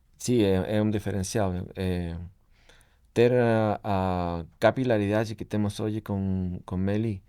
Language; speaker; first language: Portuguese; non-native, fluent; Spanish